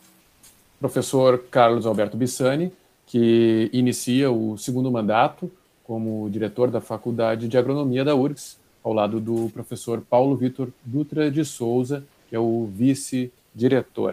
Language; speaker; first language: Portuguese; native; Portuguese